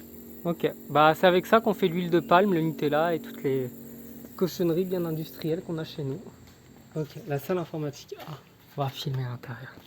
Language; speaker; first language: French; native; French